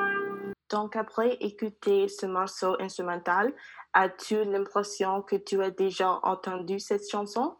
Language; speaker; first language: French; non-native, learner; English